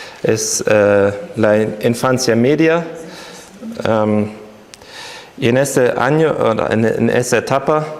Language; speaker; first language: Spanish; non-native, fluent; German